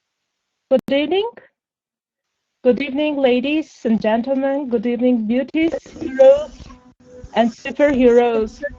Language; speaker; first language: English; non-native, fluent; Armenian